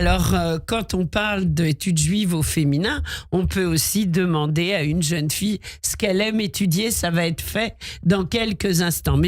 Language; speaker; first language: French; native; French